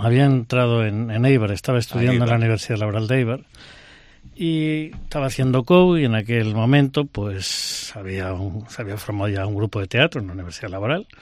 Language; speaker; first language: Spanish; native; Spanish